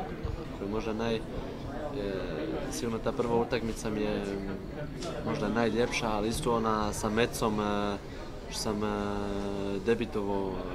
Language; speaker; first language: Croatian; early bilingual, heritage; Bosnian